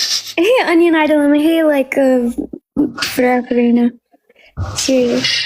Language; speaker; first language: Amharic; non-native, learner; English